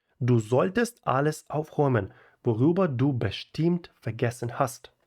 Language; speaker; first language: German; non-native, fluent; Ukrainian